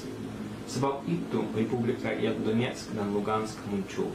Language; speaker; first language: Malay; non-native, fluent; Russian